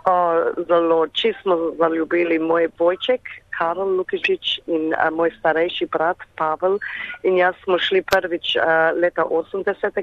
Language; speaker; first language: Slovenian; early bilingual, heritage; Slovenian